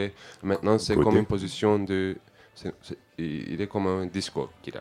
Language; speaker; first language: French; non-native, learner; Turkish